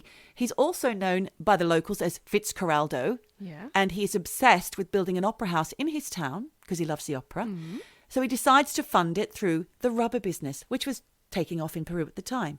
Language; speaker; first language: English; native; English